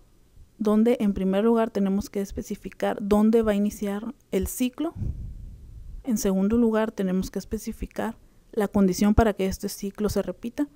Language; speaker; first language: Spanish; native; Spanish